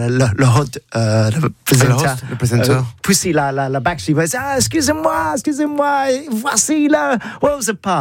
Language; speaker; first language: French; non-native, learner; English